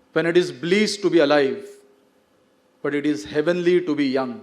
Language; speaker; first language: English; non-native, local second language; Marathi